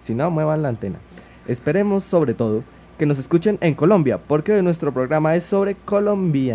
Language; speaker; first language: Spanish; native; Spanish